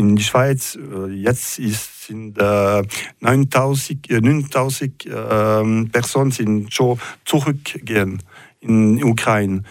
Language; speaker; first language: German; non-native, learner; French